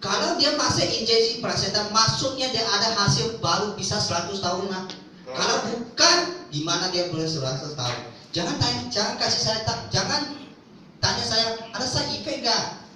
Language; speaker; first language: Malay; non-native, local second language; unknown